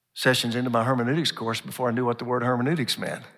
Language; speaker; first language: English; native; English